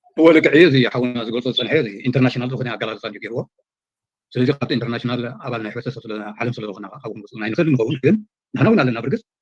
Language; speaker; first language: Tigrinya; native; Tigrinya